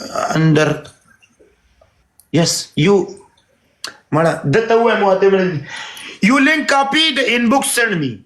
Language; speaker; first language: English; non-native, learner; Pashto